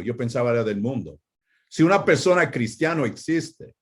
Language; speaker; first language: Spanish; non-native, fluent; English